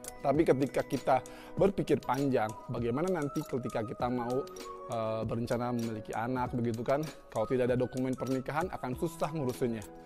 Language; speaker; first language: Indonesian; native; Indonesian